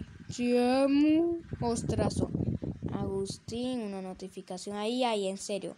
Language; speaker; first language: Spanish; native; Spanish